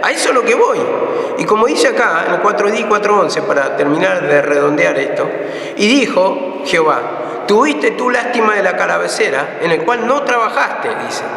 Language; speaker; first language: Spanish; native; Spanish